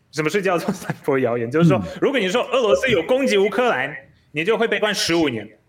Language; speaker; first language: Chinese; non-native, fluent; Polish